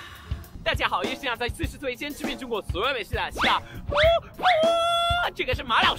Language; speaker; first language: Chinese; non-native, fluent; Spanish